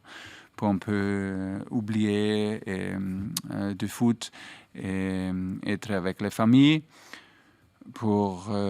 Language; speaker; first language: French; non-native, fluent; German